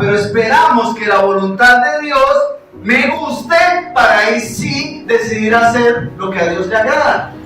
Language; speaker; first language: Spanish; native; Spanish